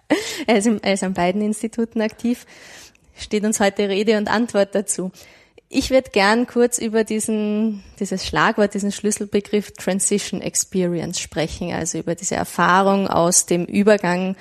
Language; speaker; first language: German; native; German